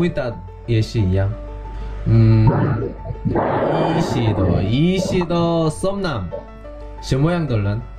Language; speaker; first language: Chinese; non-native, learner; Korean